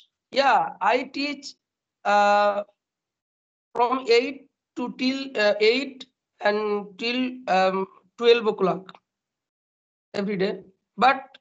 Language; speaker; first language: English; non-native, learner; Bangla